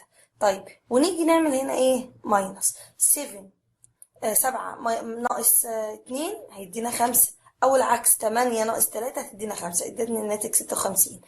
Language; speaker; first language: Arabic; native; Arabic